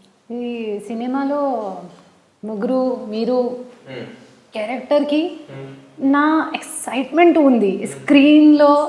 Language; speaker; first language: Telugu; non-native, learner; Hindi